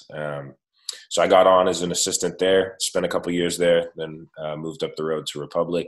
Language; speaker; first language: English; native; English